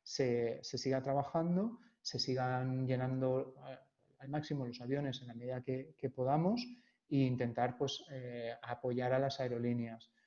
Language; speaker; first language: Spanish; native; Spanish